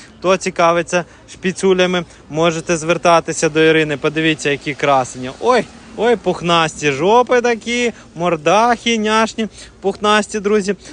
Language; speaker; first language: Ukrainian; non-native, local second language; Russian